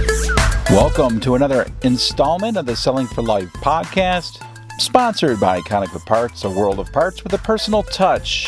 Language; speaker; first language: English; native; English